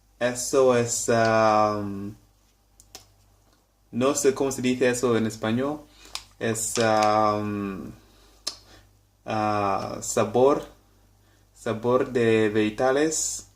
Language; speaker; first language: Spanish; non-native, learner; English